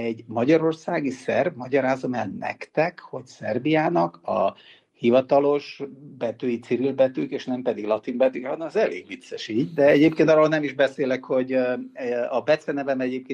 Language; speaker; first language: Hungarian; non-native, local second language; Serbian